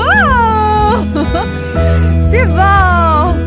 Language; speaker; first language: French; native; French